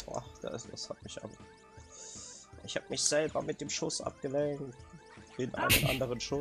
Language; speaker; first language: German; native; German